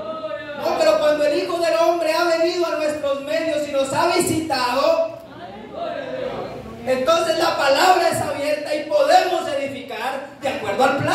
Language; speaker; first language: Spanish; native; Spanish